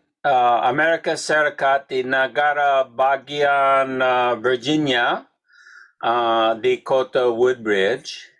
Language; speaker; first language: Indonesian; non-native, learner; English